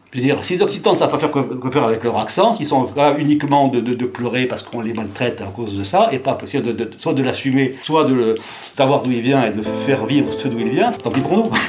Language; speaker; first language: French; native; French